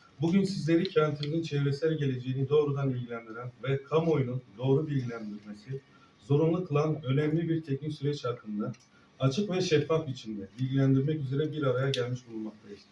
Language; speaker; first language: Turkish; native; Turkish